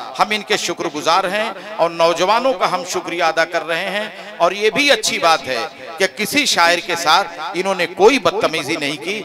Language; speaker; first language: Hindi; native; Hindi